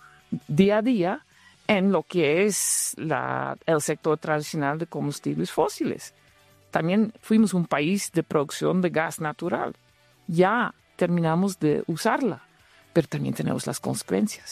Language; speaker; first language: Spanish; non-native, fluent; Dutch